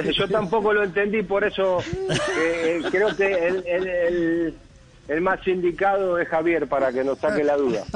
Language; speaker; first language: Spanish; native; Spanish